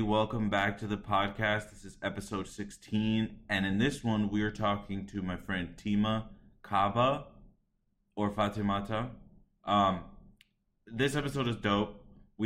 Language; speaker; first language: English; early bilingual, other home language; Spanish